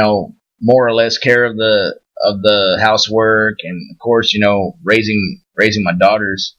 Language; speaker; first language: English; native; English